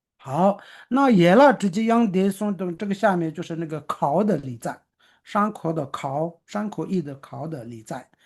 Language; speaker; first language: Chinese; non-native, local second language; Tibetan